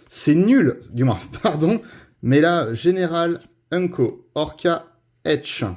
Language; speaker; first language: French; native; French